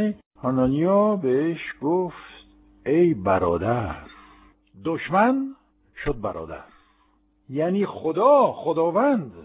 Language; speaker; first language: Persian; non-native, fluent; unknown